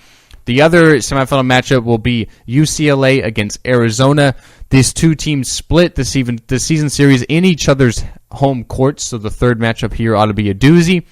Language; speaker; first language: English; native; English